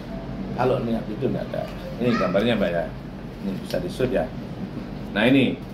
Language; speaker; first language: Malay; non-native, local second language; Javanese